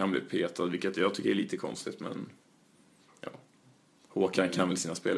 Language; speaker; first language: Swedish; native; Swedish